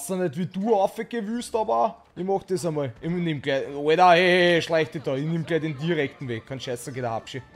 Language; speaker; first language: German; native; German